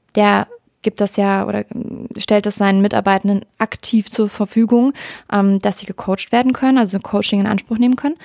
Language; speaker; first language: German; native; German